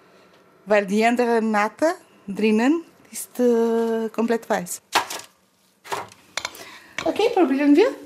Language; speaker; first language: German; non-native, learner; Portuguese